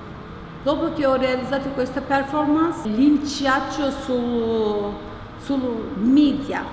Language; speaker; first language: Italian; non-native, learner; Turkish